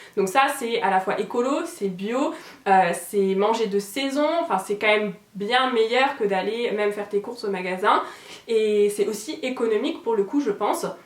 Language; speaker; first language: French; native; French